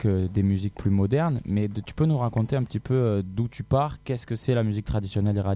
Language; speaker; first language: French; native; French